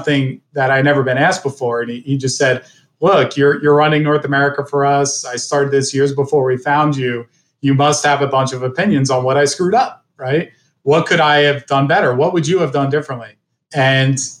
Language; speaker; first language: English; native; English